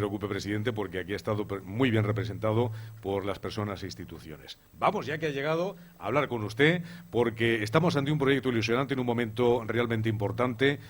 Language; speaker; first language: Spanish; native; Spanish